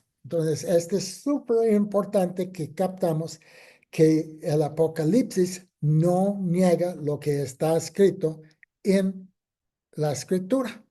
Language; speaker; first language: Spanish; non-native, fluent; English